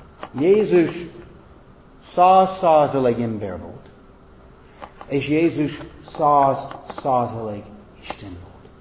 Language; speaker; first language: Hungarian; non-native, fluent; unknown